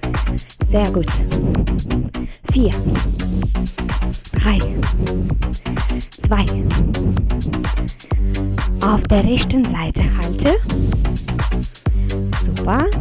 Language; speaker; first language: German; native; German